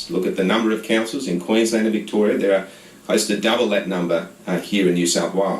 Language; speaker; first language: English; native; English